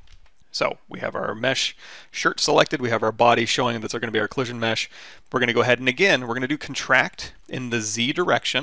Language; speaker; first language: English; native; English